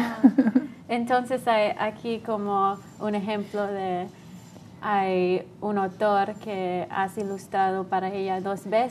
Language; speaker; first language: Spanish; non-native, learner; English